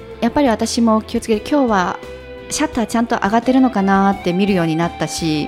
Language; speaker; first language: Japanese; non-native, fluent; Chinese